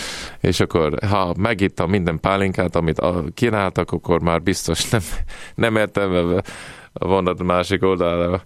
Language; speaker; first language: Hungarian; non-native, fluent; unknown